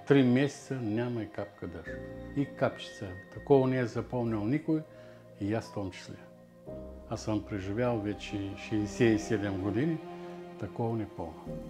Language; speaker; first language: Bulgarian; native; Bulgarian